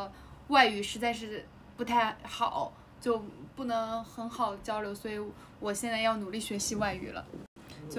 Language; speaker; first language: Chinese; native; Chinese